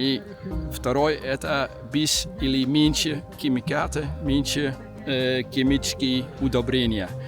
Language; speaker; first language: Russian; non-native, learner; Dutch